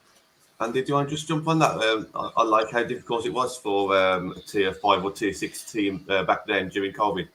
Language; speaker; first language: English; native; English